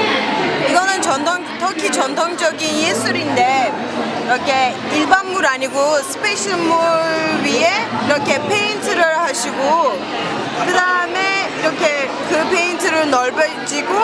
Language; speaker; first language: Korean; non-native, fluent; Turkish